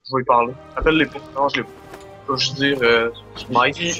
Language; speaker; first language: French; native; French